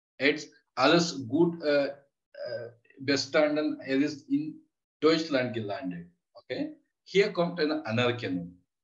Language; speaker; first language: German; non-native, learner; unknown